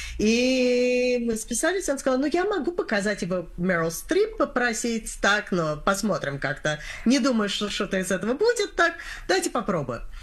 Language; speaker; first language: Russian; early bilingual, other home language; English